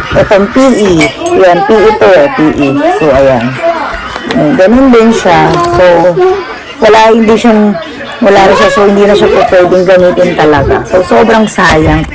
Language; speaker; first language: Filipino; native; Filipino